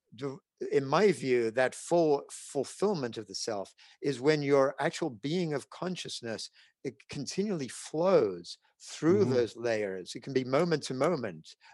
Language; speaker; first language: English; native; English